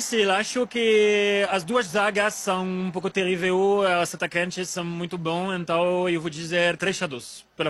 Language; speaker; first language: Portuguese; non-native, learner; French